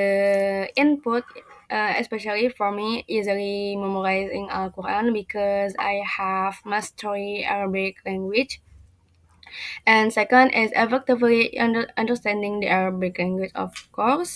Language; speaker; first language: English; non-native, learner; Indonesian